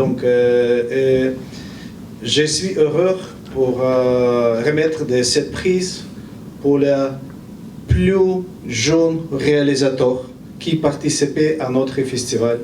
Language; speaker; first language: French; non-native, learner; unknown